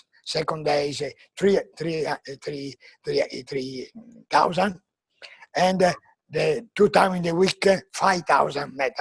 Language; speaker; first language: English; non-native, learner; Italian